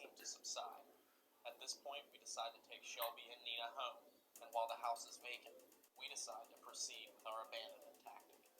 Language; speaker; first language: English; native; English